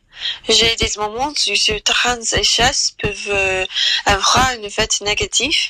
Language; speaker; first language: French; non-native, learner; English